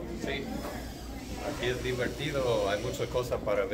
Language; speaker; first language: Spanish; non-native, learner; English